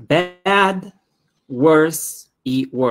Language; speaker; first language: English; non-native, fluent; Spanish